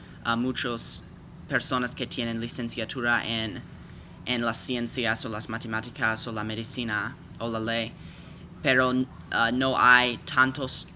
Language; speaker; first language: Spanish; non-native, fluent; English